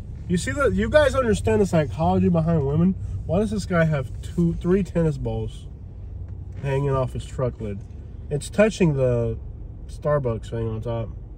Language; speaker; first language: English; native; English